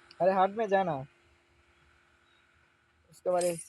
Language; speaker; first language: Hindi; non-native, learner; Bangla